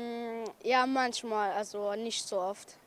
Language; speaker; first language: German; early bilingual, other home language; Persian